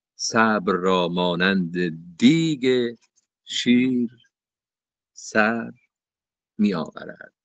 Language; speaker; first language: Persian; native; Persian